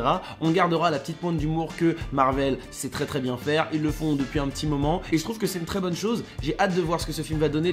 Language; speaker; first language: French; native; French